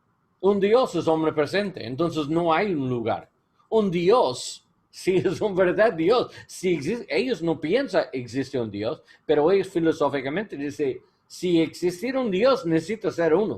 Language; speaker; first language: Spanish; non-native, learner; English